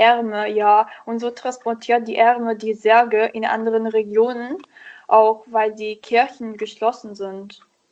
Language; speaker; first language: German; non-native, learner; Italian